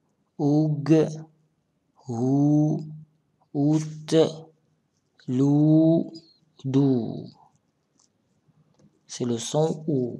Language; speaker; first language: French; non-native, local second language; Arabic